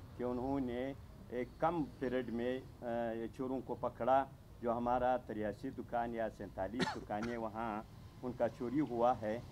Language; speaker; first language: Urdu; non-native, local second language; Pashto